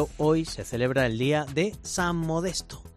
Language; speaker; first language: Spanish; native; Spanish